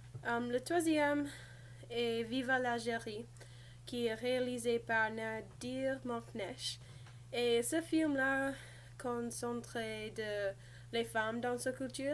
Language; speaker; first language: French; non-native, learner; English